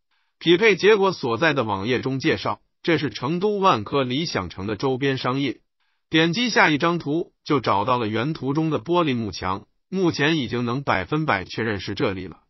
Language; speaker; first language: Chinese; native; Chinese